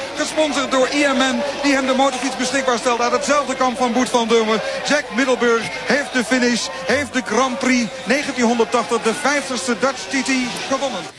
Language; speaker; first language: Dutch; native; Dutch